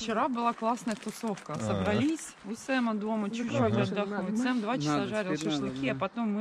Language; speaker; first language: Russian; native; Russian